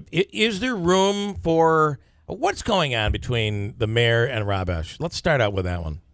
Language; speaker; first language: English; native; English